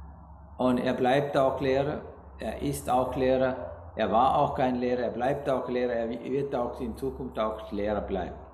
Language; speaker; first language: German; non-native, learner; Sinhala